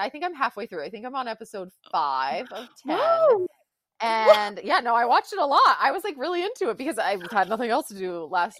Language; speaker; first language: English; native; English